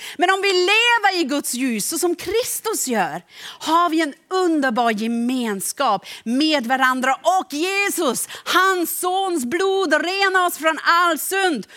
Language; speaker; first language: Swedish; non-native, fluent; German